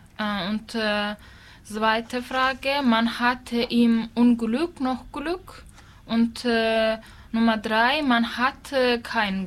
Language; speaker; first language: German; non-native, learner; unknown